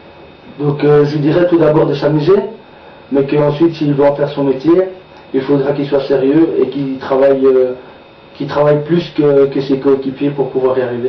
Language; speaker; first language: French; native; French